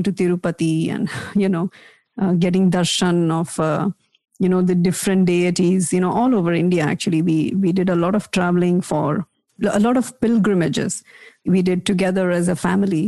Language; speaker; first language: English; non-native, local second language; Kannada